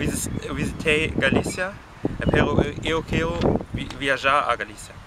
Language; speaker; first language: Galician; non-native, learner; German